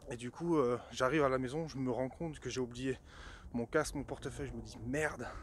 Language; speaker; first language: French; native; French